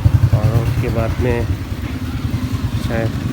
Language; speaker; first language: Hindi; non-native, local second language; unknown